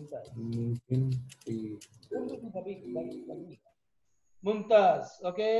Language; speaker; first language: Arabic; non-native, fluent; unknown